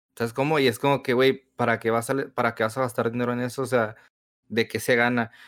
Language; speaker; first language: Spanish; early bilingual, heritage; Spanish